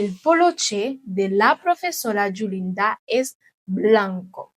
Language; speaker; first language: Spanish; non-native, fluent; Haitian Creole